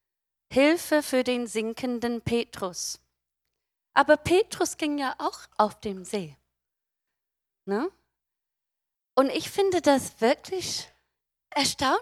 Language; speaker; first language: German; non-native, fluent; English